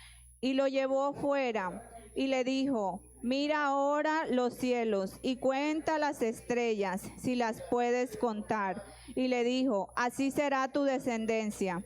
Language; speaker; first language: Spanish; native; Spanish